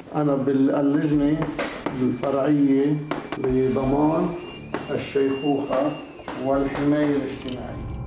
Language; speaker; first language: Arabic; native; Arabic